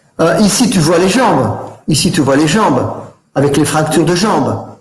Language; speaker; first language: French; native; French